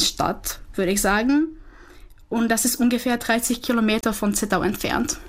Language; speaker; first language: German; non-native, fluent; Czech